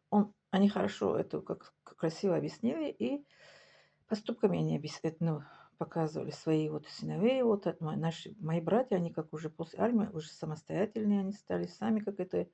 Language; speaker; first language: Russian; non-native, local second language; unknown